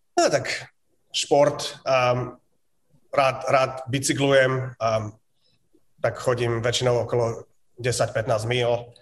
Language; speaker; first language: Slovak; native; Slovak